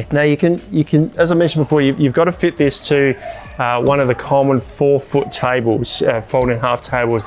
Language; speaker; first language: English; native; English